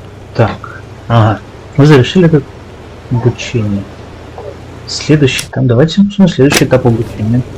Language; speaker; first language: Russian; native; Russian